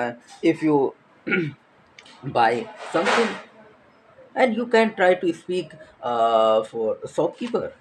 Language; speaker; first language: English; non-native, learner; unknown